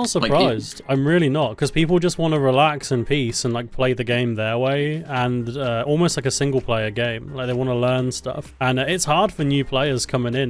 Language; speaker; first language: English; native; English